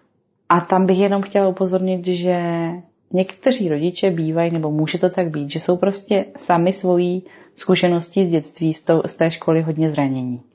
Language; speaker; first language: Czech; native; Czech